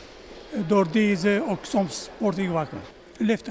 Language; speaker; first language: Dutch; non-native, learner; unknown